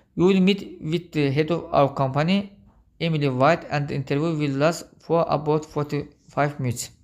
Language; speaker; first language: English; non-native, fluent; Azerbaijani